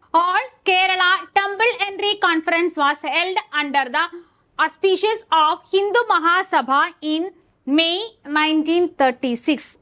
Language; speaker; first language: English; non-native, local second language; Malayalam